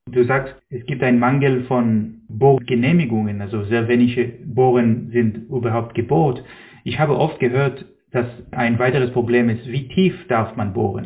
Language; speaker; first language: German; non-native, fluent; Hebrew